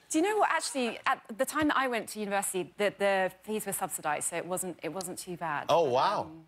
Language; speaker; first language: English; native; English